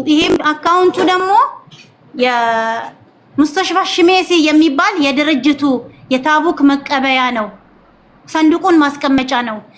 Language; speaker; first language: Amharic; native; Amharic